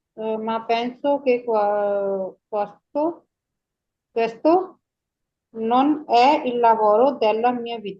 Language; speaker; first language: Italian; non-native, learner; Urdu